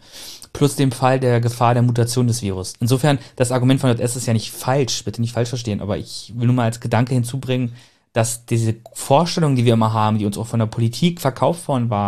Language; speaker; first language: German; native; German